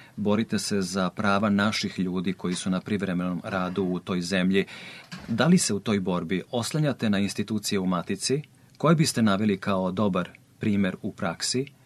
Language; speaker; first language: Serbian; native; Serbian